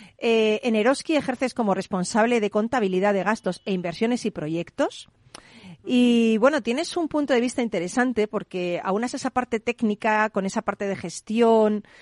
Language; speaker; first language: Spanish; native; Spanish